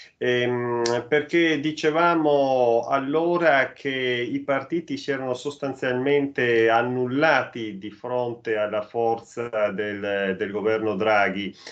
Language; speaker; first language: Italian; native; Italian